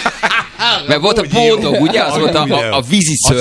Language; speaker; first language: Hungarian; native; Hungarian